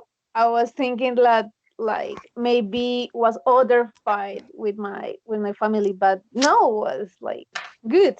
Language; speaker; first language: English; non-native, learner; Spanish